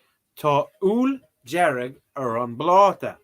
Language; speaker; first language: Irish; non-native, learner; English